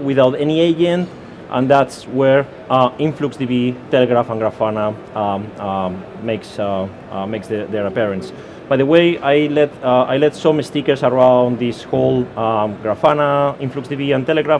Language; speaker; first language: English; non-native, fluent; Spanish